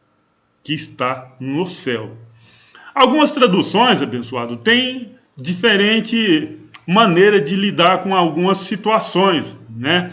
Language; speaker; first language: Portuguese; native; Portuguese